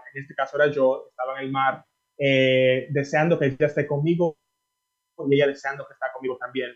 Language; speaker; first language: Spanish; early bilingual, heritage; Spanish